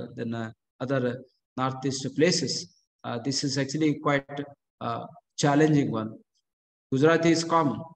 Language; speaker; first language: English; non-native, local second language; Kannada